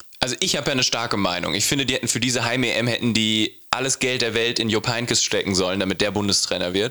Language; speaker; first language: German; native; German